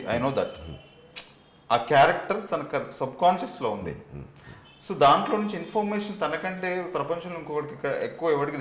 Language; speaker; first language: Telugu; native; Telugu